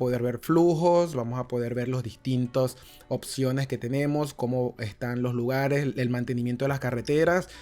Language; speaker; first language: Spanish; native; Spanish